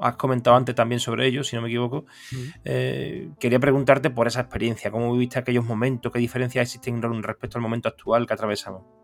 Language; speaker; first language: Spanish; native; Spanish